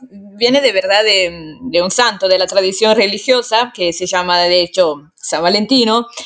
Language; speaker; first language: Spanish; non-native, fluent; Italian